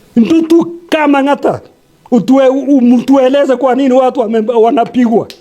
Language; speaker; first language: Swahili; non-native, local second language; Kalenjin